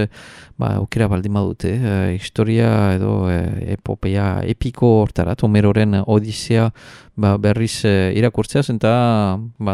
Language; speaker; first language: Basque; native; Basque